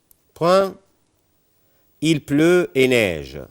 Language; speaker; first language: French; non-native, fluent; Arabic